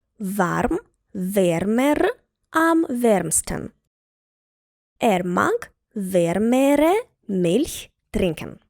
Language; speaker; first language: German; non-native, fluent; Ukrainian